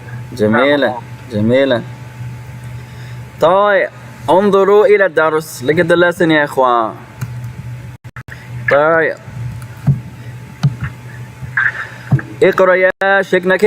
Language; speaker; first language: Arabic; non-native, fluent; English